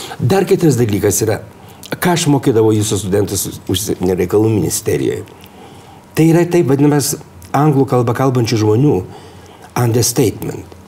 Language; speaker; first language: Lithuanian; native; Lithuanian